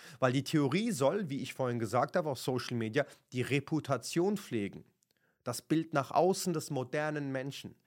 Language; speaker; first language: German; early bilingual, other home language; Kurdish